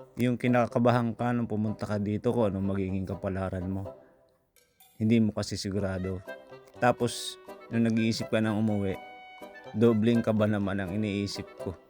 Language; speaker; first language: Filipino; native; Filipino